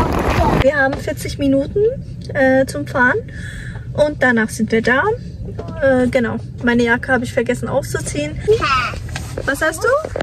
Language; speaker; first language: German; early bilingual, other home language; Turkish